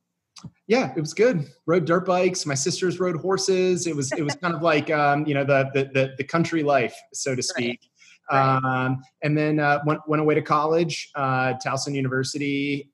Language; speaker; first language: English; native; English